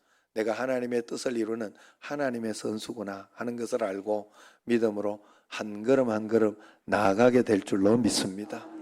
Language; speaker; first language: Korean; native; Korean